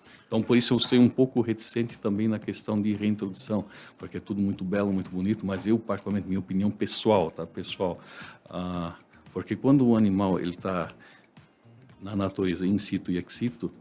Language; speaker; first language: Portuguese; native; Portuguese